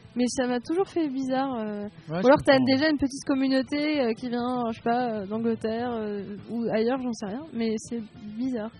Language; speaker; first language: French; native; French